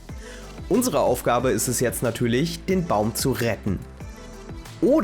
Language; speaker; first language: German; native; German